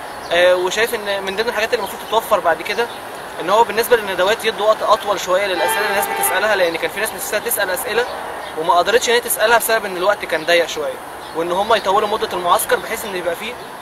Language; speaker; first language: Arabic; native; Arabic